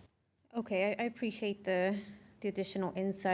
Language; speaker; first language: English; native; English